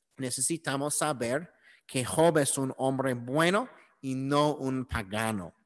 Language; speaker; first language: Spanish; non-native, learner; English